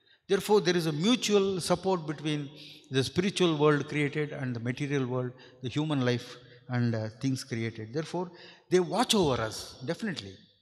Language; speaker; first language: English; non-native, local second language; Kannada